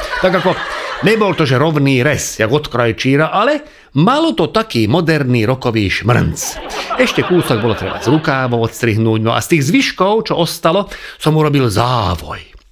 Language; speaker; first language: Slovak; non-native, local second language; Hungarian